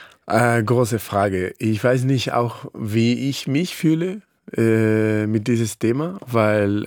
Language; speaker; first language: German; non-native, fluent; Spanish